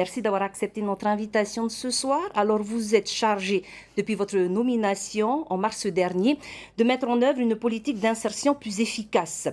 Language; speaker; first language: French; native; French